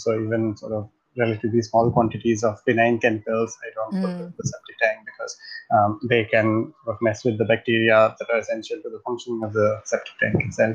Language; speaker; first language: English; non-native, local second language; Bangla